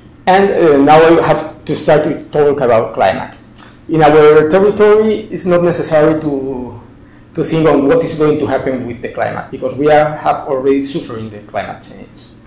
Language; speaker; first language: English; non-native, fluent; Spanish